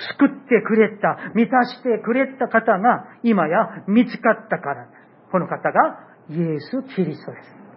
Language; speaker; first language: Japanese; non-native, fluent; Korean